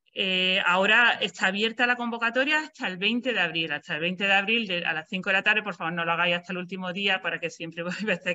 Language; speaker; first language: Spanish; native; Spanish